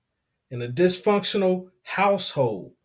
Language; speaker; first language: English; native; English